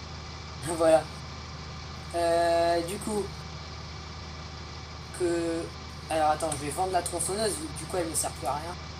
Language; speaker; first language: French; native; French